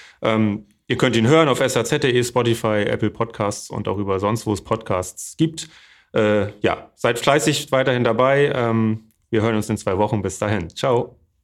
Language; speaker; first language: German; native; German